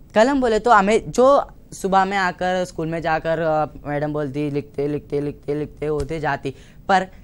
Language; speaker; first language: Hindi; non-native, local second language; Telugu